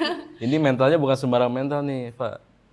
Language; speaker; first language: Indonesian; native; Indonesian